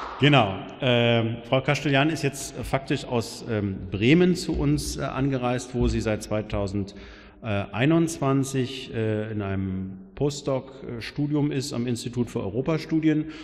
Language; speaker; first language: German; native; German